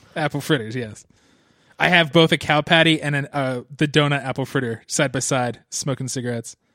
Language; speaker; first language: English; native; English